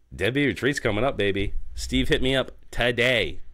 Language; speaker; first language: English; native; English